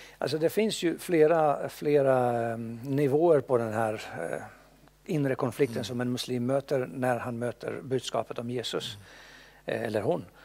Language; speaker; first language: Swedish; non-native, fluent; Bosnian